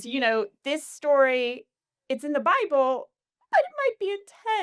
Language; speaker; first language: English; native; English